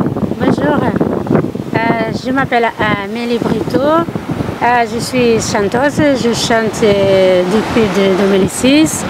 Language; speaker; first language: French; non-native, learner; Kabuverdianu